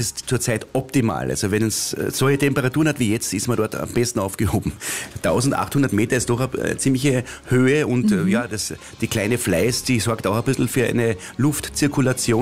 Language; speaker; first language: German; native; German